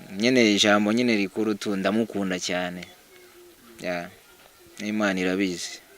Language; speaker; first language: Kinyarwanda; early bilingual, heritage; Kinyarwanda